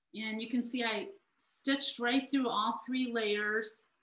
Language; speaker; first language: English; native; English